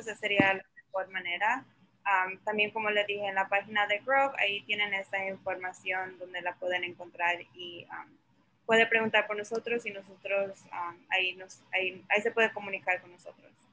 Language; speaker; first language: Spanish; early bilingual, other home language; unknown